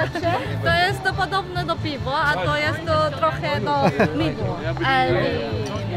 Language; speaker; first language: Polish; non-native, learner; Korean